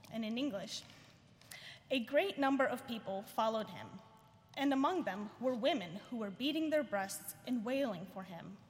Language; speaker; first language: English; non-native, fluent; Ukrainian